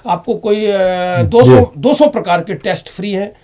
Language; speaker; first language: Hindi; native; Hindi